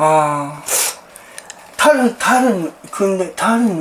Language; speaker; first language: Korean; non-native, learner; Japanese